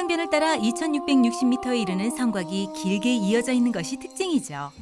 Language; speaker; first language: Korean; native; Korean